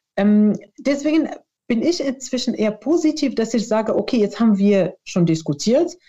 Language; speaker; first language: German; non-native, fluent; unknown